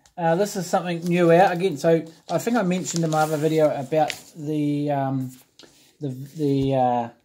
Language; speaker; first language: English; native; English